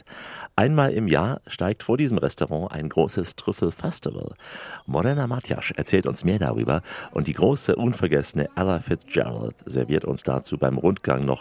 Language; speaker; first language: German; native; German